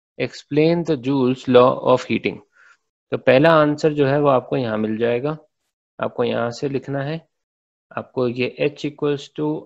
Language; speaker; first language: Hindi; native; Hindi